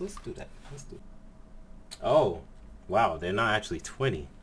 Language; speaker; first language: English; native; English